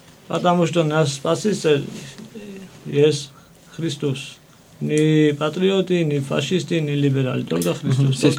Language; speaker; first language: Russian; non-native, fluent; Georgian